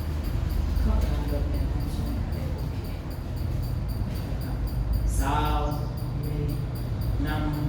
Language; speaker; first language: Vietnamese; non-native, learner; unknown